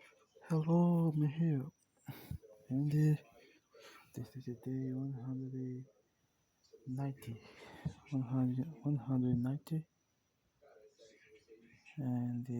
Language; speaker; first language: English; non-native, learner; Portuguese